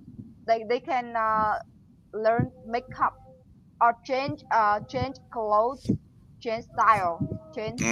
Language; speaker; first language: English; non-native, learner; Vietnamese